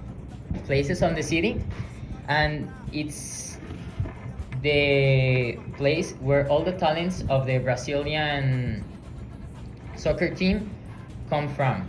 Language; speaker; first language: English; non-native, learner; Spanish